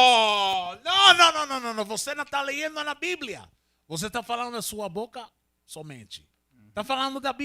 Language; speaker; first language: Portuguese; non-native, learner; Spanish